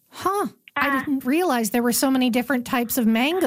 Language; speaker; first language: English; native; English